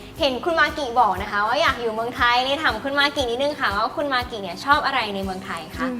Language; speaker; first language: Thai; native; Thai